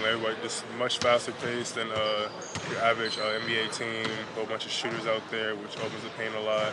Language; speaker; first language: English; native; English